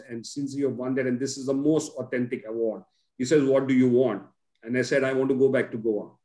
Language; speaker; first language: English; non-native, local second language; Konkani